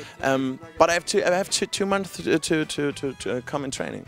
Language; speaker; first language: English; non-native, fluent; German